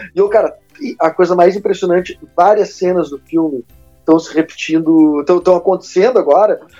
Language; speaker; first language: Portuguese; native; Portuguese